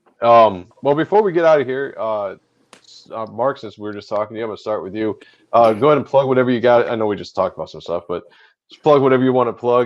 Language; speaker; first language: English; native; English